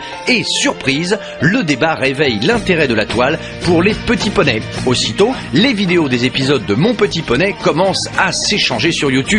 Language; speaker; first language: French; native; French